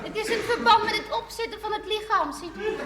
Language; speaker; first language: Dutch; native; Dutch